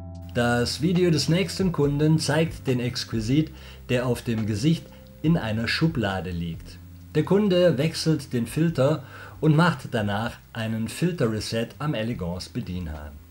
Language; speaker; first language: German; native; German